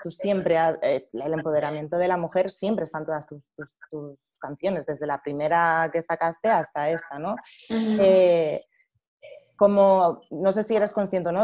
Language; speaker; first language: Spanish; native; Spanish